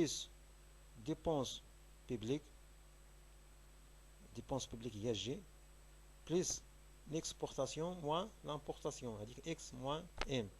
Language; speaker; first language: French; non-native, local second language; Arabic